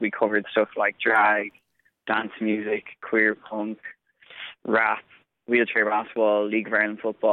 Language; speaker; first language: English; native; English